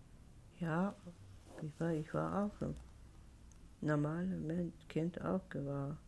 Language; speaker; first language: German; non-native, learner; Russian